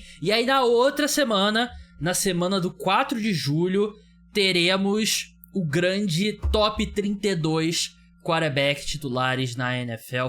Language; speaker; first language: Portuguese; native; Portuguese